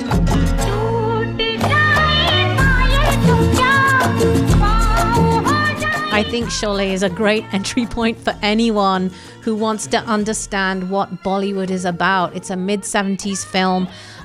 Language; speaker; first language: English; native; English